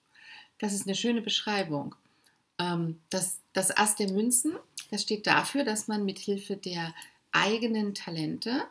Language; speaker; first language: German; native; German